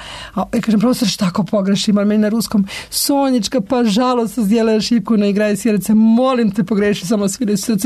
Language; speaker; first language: Serbian; native; Serbian